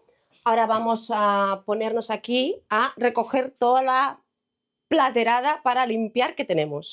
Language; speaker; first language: Spanish; native; Spanish